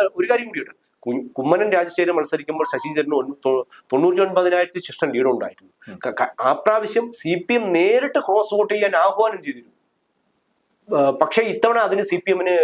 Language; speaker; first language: Malayalam; native; Malayalam